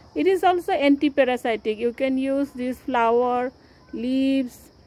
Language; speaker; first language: English; non-native, local second language; Assamese